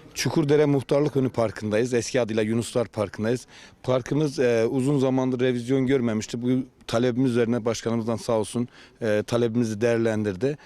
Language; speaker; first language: Turkish; native; Turkish